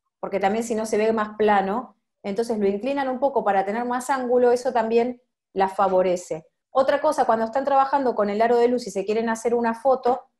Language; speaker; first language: Spanish; native; Spanish